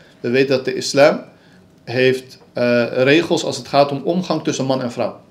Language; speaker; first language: Dutch; early bilingual, other home language; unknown